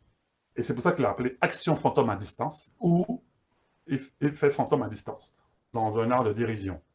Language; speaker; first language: French; native; French